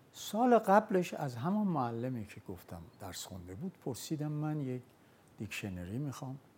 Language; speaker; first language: Persian; non-native, local second language; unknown